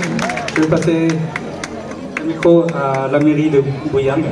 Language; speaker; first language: French; early bilingual, other home language; Hmong